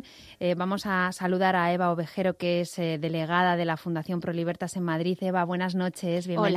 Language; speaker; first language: Spanish; native; Spanish